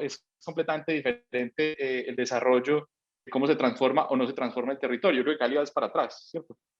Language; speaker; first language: Spanish; native; Spanish